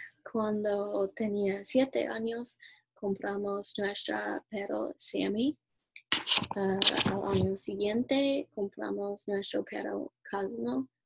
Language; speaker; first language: Spanish; non-native, learner; English